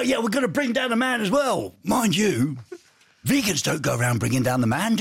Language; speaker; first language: English; native; English